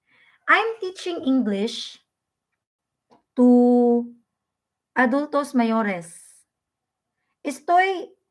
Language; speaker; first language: Spanish; non-native, learner; Filipino